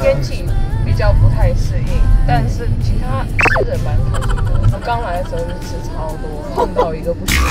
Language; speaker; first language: Chinese; early bilingual, heritage; English